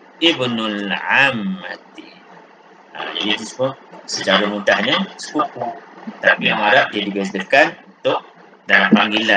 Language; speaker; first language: Malay; native; Malay